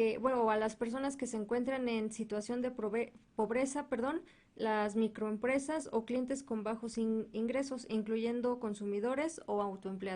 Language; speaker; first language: Spanish; native; Spanish